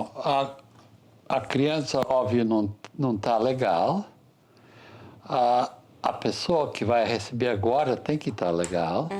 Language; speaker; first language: Portuguese; non-native, fluent; English